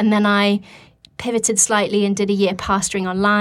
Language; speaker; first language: English; native; English